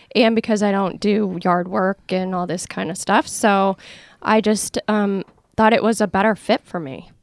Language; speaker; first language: English; native; English